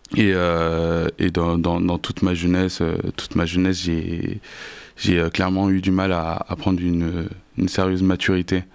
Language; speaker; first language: French; native; French